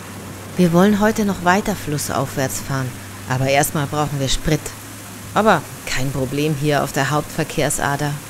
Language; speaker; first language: German; native; German